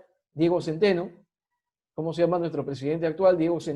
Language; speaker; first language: Spanish; native; Spanish